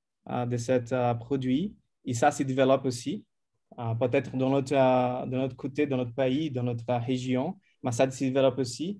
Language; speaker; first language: French; non-native, fluent; Portuguese